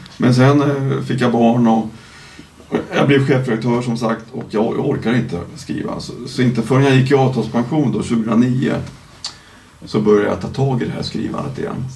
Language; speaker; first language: Swedish; native; Swedish